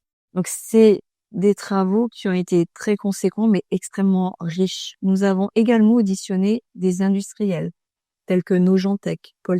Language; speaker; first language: French; native; French